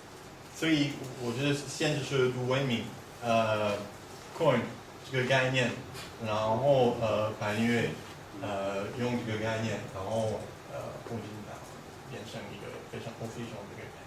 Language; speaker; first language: Chinese; non-native, fluent; French